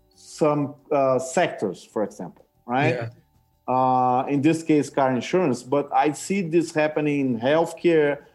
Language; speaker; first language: English; non-native, fluent; Portuguese